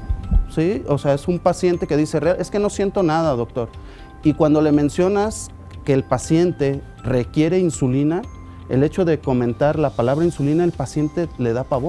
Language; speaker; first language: Spanish; native; Spanish